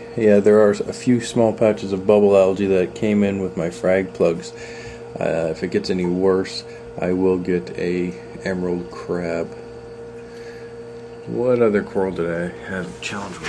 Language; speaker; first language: English; native; English